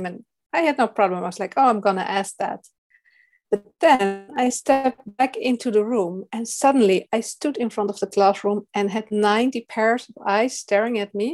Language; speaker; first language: English; non-native, fluent; Dutch